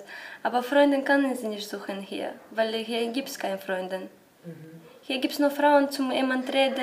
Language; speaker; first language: German; non-native, learner; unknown